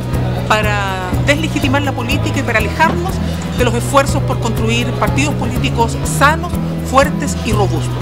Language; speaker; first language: Spanish; native; Spanish